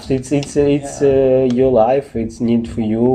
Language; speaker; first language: English; non-native, learner; Russian